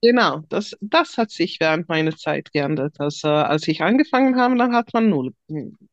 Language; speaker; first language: German; non-native, fluent; Swedish